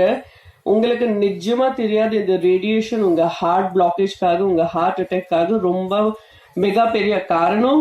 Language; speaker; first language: Tamil; non-native, fluent; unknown